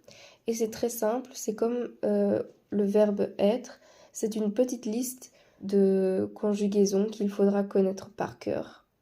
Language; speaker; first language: French; non-native, fluent; Spanish